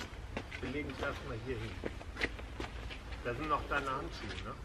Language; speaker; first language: German; native; German